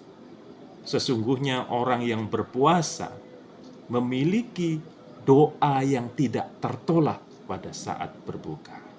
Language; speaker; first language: Indonesian; native; Indonesian